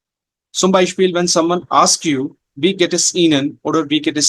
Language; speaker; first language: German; non-native, fluent; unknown